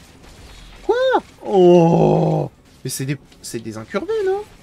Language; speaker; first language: French; native; French